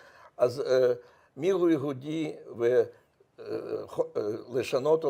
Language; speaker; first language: Hebrew; non-native, fluent; Russian